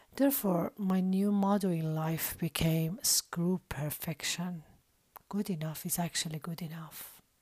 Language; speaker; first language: English; non-native, fluent; Persian